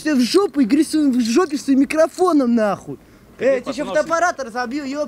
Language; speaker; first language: Russian; native; Russian